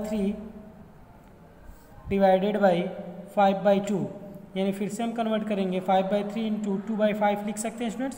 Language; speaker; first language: Hindi; native; Hindi